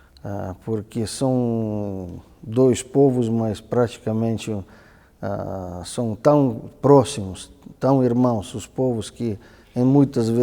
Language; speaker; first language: Portuguese; non-native, fluent; Russian